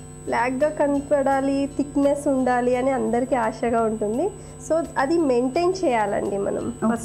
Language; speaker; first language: Telugu; native; Telugu